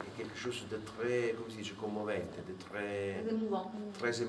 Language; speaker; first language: French; non-native, fluent; Italian